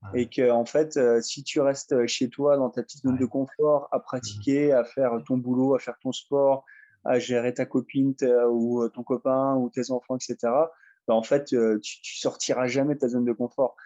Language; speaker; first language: French; native; French